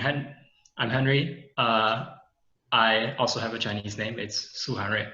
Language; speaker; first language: English; native; English